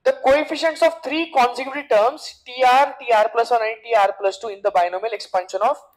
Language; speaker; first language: English; non-native, local second language; Marathi